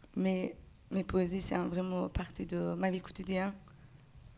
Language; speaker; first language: French; non-native, learner; Persian